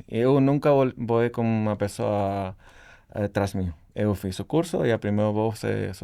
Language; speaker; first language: Portuguese; non-native, fluent; Spanish